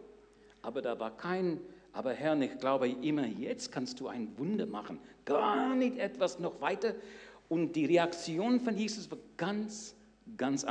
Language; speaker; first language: German; non-native, learner; English